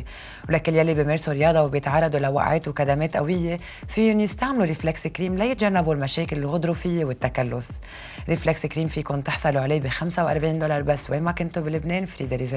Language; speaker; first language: Arabic; native; Arabic